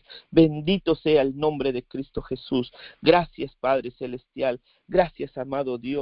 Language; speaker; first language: Spanish; native; Spanish